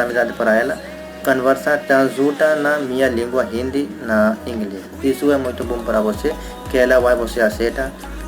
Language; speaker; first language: Portuguese; non-native, learner; Hindi